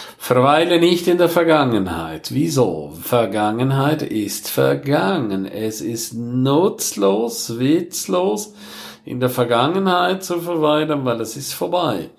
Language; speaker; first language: German; non-native, local second language; Romansh